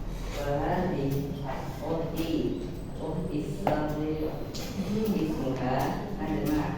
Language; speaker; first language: Arabic; non-native, learner; Indonesian